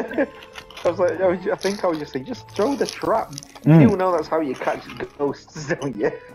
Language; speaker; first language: English; native; English